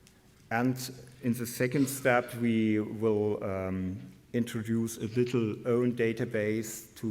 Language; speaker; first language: English; non-native, fluent; German